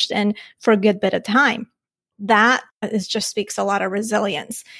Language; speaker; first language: English; early bilingual, other home language; Spanish